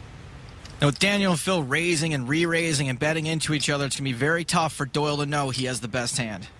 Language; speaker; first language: English; native; English